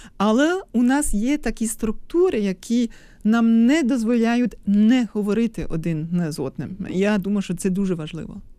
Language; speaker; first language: Ukrainian; non-native, fluent; German